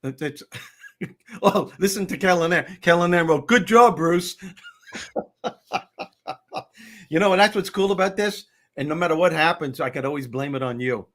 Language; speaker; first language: English; native; English